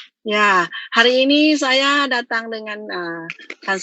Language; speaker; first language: Indonesian; non-native, fluent; Thai